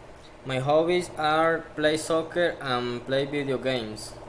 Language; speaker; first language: English; non-native, learner; Spanish